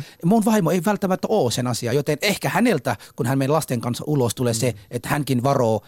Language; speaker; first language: Finnish; early bilingual, other home language; Somali